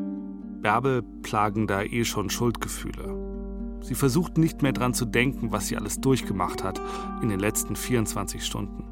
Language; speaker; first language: German; native; German